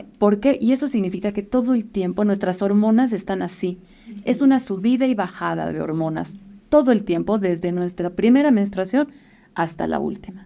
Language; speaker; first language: Spanish; native; Spanish